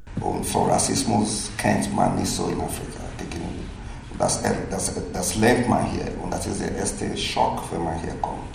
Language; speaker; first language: German; non-native, fluent; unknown